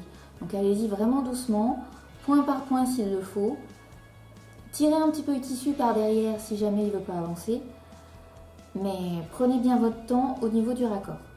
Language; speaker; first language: French; native; French